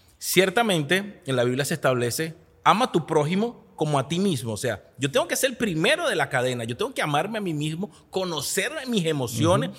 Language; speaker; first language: Spanish; native; Spanish